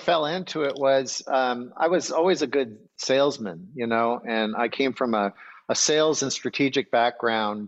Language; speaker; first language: English; native; English